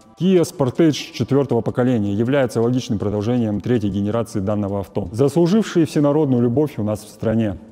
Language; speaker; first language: Russian; native; Russian